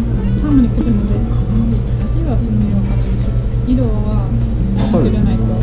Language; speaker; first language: Japanese; non-native, fluent; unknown